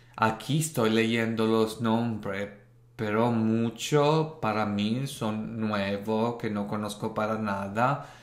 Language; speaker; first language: Spanish; non-native, learner; Italian